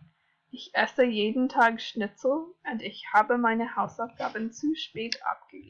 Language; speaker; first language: German; non-native, fluent; English